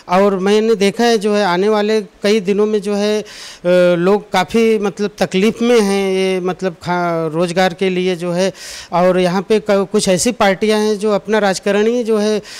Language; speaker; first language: Hindi; native; Hindi